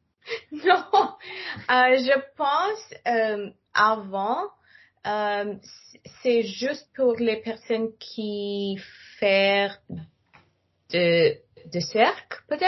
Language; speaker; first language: French; non-native, learner; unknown